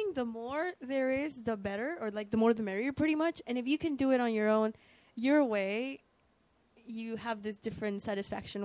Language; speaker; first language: English; early bilingual, other home language; Spanish